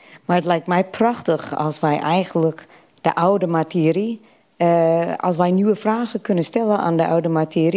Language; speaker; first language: Dutch; non-native, fluent; English